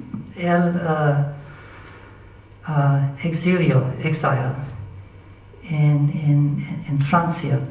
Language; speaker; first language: Spanish; non-native, learner; English